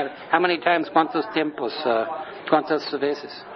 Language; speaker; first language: Spanish; non-native, learner; English